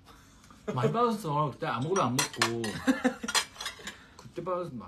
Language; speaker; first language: Korean; non-native, fluent; Chinese